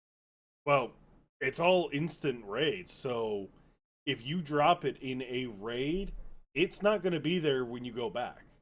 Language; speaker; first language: English; native; English